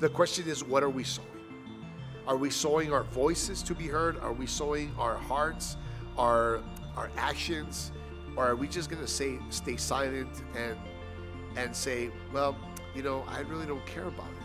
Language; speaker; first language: English; early bilingual, other home language; Spanish